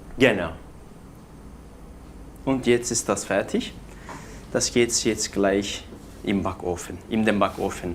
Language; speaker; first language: German; non-native, learner; Turkish